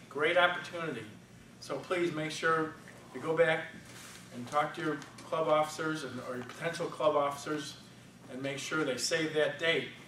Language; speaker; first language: English; native; English